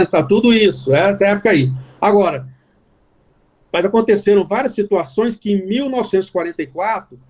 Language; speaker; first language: Portuguese; native; Portuguese